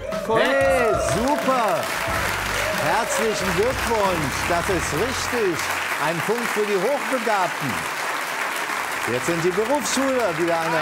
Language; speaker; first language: German; native; German